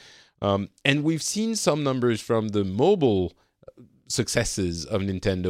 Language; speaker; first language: English; non-native, fluent; French